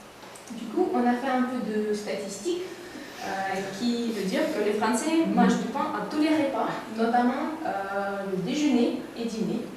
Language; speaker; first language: French; non-native, learner; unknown